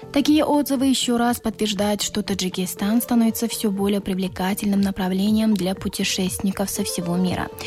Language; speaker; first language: Russian; non-native, local second language; Tajik